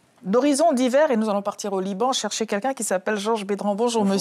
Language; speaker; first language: French; native; French